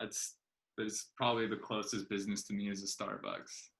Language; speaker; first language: English; native; English